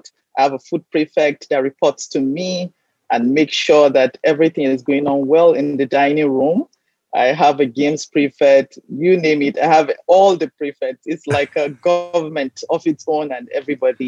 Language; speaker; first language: English; non-native, local second language; Hausa